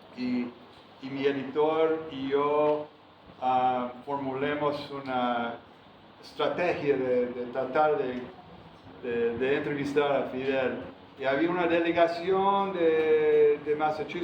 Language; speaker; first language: Spanish; non-native, fluent; English